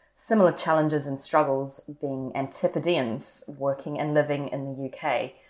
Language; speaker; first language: English; native; English